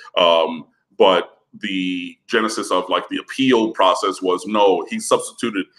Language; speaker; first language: English; native; English